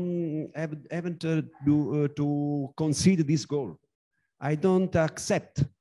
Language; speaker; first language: English; non-native, learner; Italian